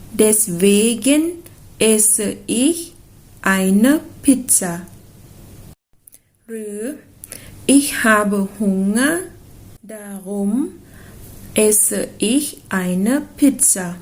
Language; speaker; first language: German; non-native, fluent; Thai